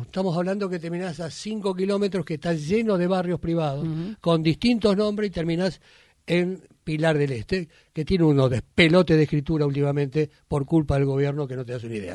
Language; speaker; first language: Spanish; native; Spanish